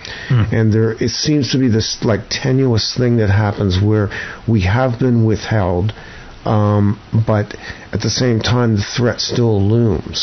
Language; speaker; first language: English; native; English